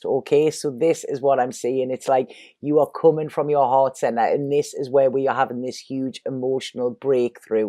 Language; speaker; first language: English; native; English